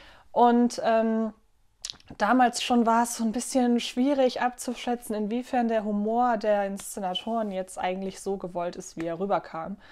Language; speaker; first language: German; native; German